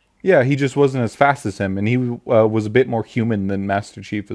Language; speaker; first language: English; native; English